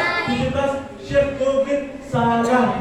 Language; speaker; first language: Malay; non-native, learner; Arabic